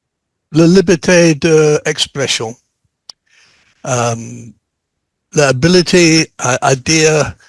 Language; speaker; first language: French; non-native, learner; English